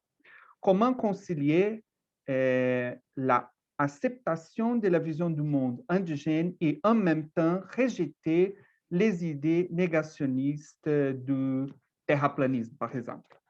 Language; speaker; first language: French; non-native, fluent; Portuguese